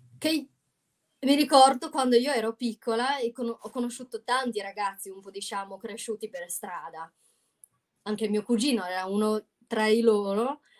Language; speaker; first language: Italian; non-native, fluent; Chinese